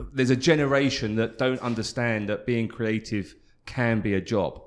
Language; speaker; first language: English; native; English